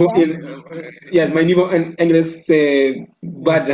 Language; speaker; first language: English; non-native, learner; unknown